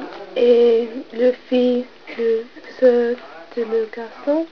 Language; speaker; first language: French; non-native, learner; English